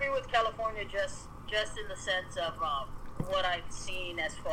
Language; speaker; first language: English; native; English